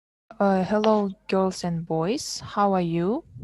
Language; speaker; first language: English; non-native, fluent; Kazakh